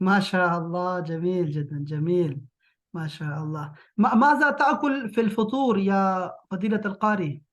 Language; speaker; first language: Arabic; non-native, fluent; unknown